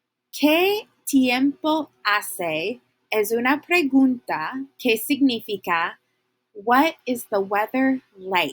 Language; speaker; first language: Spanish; non-native, fluent; English